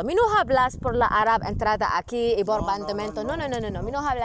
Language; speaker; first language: Spanish; non-native, learner; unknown